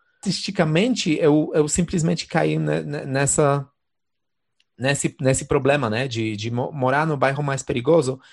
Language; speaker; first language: Portuguese; non-native, fluent; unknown